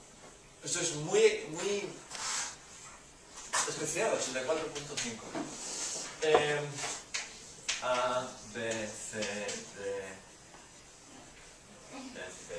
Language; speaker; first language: Spanish; non-native, fluent; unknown